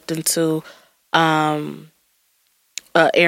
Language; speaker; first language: English; native; English